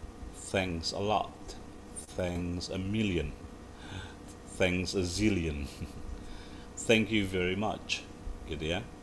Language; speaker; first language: English; non-native, fluent; Indonesian